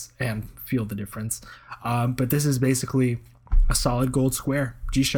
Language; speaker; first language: English; early bilingual, other home language; Spanish